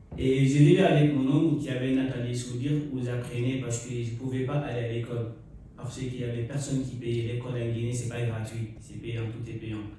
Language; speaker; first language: French; non-native, local second language; Fula